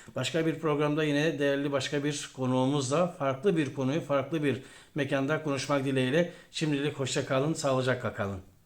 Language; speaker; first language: Turkish; native; Turkish